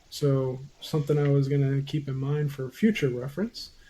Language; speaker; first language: English; native; English